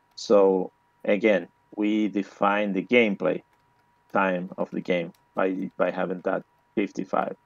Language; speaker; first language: English; non-native, learner; Spanish